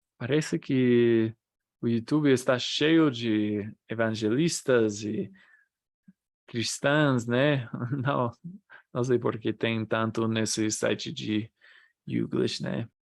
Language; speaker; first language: Portuguese; non-native, fluent; English